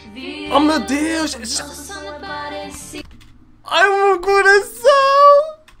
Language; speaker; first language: Portuguese; early bilingual, heritage; Portuguese